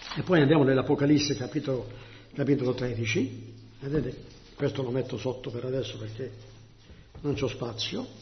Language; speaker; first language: Italian; non-native, local second language; French